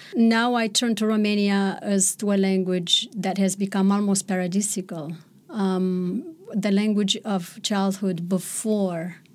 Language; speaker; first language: English; non-native, fluent; Romanian